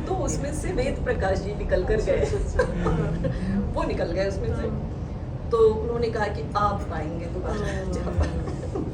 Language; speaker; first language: Hindi; native; Hindi